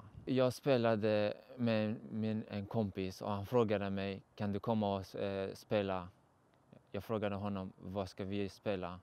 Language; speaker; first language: Swedish; non-native, learner; Persian